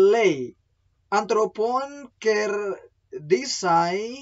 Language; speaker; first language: Greek; non-native, learner; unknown